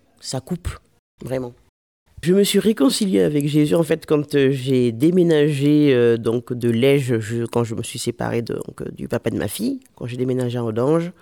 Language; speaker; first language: French; early bilingual, other home language; Lingala